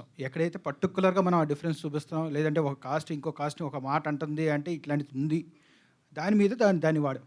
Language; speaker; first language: Telugu; native; Telugu